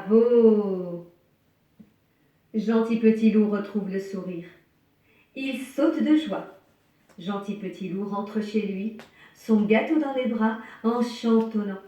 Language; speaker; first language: French; native; French